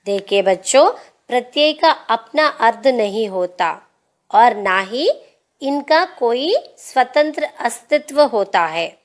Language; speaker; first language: Hindi; non-native, local second language; Telugu